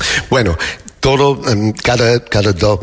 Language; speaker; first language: Spanish; non-native, learner; English